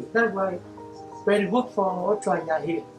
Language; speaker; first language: English; non-native, learner; Vietnamese